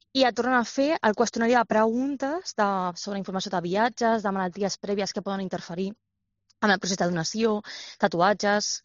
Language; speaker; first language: Catalan; native; Catalan